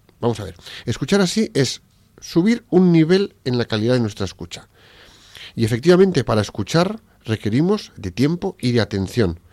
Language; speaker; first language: Spanish; native; Spanish